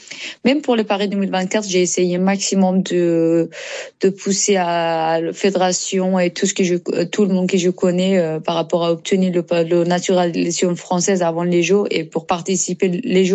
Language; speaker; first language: French; non-native, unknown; Persian